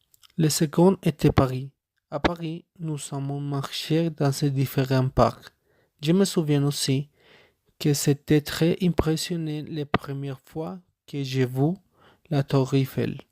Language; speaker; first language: French; non-native, learner; Spanish